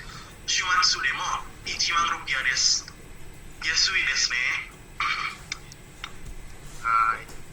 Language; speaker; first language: Japanese; non-native, learner; Indonesian